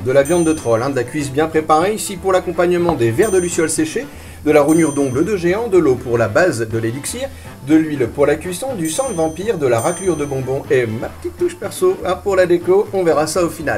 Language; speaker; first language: French; native; French